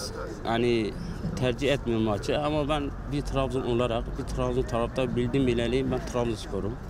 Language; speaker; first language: Turkish; non-native, local second language; Kurdish